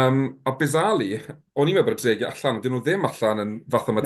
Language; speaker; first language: Welsh; native; Welsh